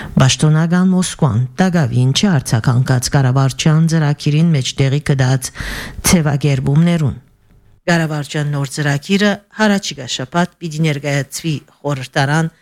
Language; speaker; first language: Armenian; native; Armenian